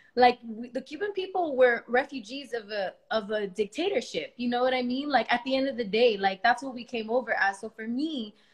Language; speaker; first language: English; early bilingual, other home language; Spanish